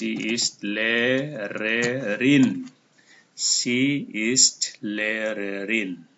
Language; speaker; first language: German; non-native, fluent; Indonesian